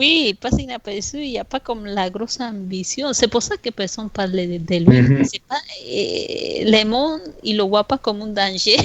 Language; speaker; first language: French; non-native, fluent; Spanish